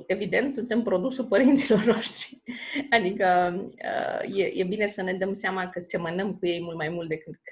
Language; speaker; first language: Romanian; native; Romanian